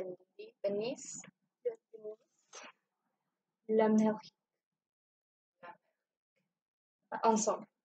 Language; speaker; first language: French; non-native, learner; English